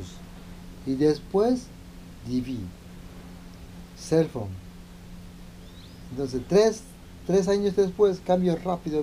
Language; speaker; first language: Spanish; non-native, local second language; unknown